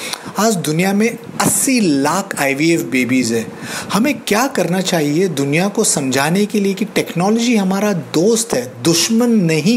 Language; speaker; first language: Hindi; native; Hindi